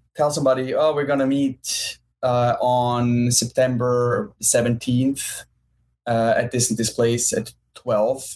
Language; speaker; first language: English; non-native, fluent; German